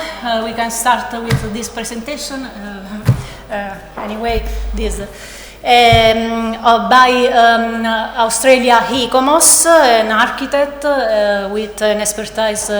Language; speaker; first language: English; non-native, learner; Italian